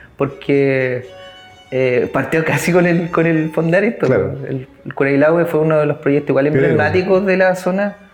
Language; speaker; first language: Spanish; native; Spanish